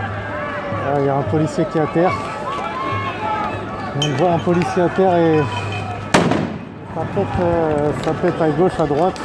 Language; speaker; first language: French; native; French